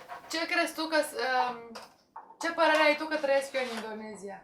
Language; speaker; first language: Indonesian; non-native, fluent; Romanian